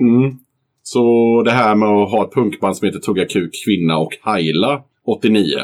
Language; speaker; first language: Swedish; native; Swedish